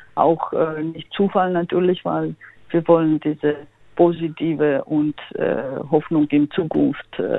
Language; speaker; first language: German; non-native, fluent; Georgian